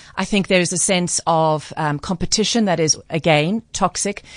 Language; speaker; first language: English; native; English